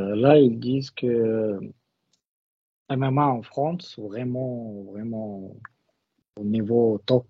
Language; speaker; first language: French; non-native, learner; Russian